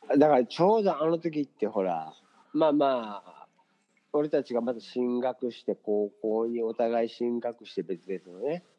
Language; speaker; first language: Japanese; native; Japanese